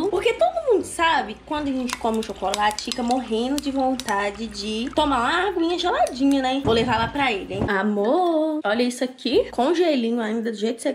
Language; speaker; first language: Portuguese; native; Portuguese